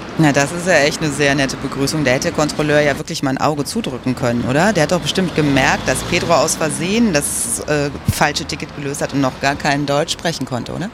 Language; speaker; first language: German; native; German